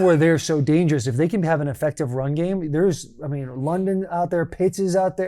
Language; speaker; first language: English; native; English